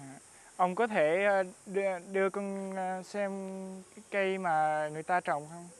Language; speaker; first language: Vietnamese; early bilingual, heritage; Vietnamese